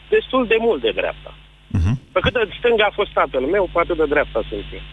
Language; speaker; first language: Romanian; native; Romanian